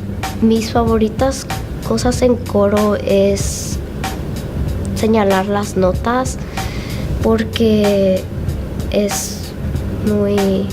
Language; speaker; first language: Spanish; early bilingual, other home language; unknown